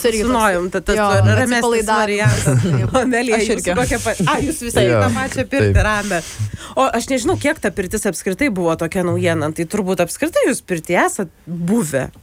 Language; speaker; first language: Lithuanian; native; Lithuanian